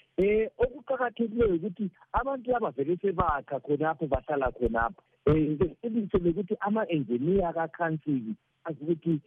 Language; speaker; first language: Zulu; non-native, local second language; Shona